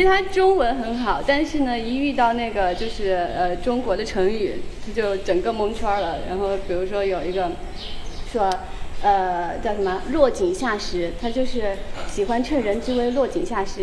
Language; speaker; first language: Chinese; native; Chinese